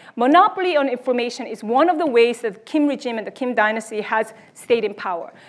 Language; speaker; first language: English; early bilingual, other home language; Korean